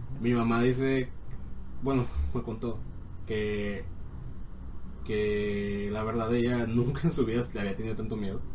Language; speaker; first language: Spanish; native; Spanish